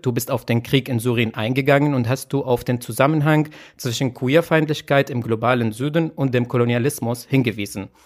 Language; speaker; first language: German; native; German